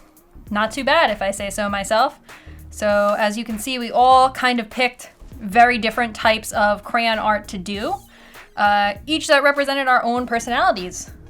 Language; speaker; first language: English; native; English